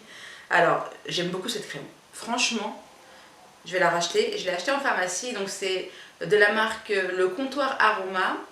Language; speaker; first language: French; native; French